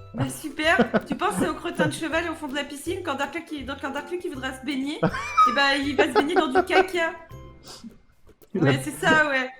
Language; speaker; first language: French; native; French